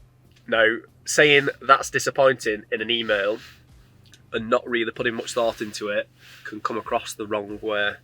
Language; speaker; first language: English; native; English